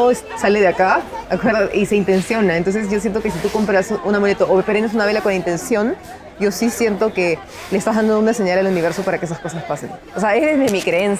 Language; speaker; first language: Spanish; native; Spanish